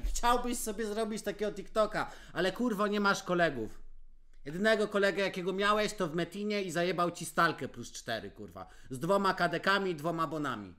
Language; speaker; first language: Polish; native; Polish